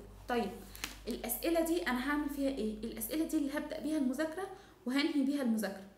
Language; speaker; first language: Arabic; native; Arabic